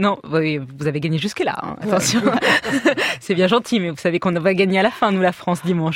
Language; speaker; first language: French; native; French